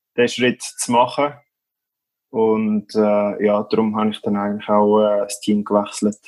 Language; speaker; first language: German; native; German